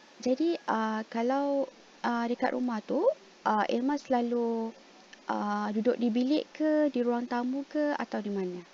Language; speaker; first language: Malay; native; Malay